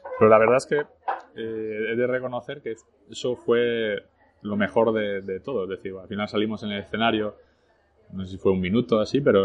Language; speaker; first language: Spanish; early bilingual, other home language; French